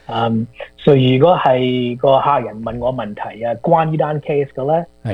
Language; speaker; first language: Chinese; early bilingual, heritage; Cantonese